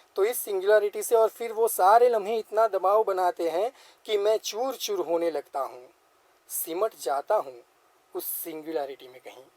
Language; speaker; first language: Hindi; non-native, local second language; Gujarati